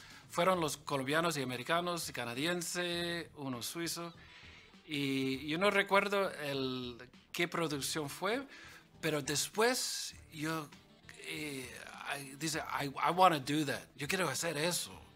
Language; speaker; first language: Spanish; early bilingual, other home language; English